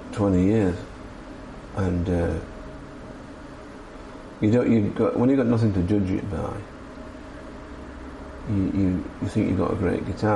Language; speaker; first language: English; native; English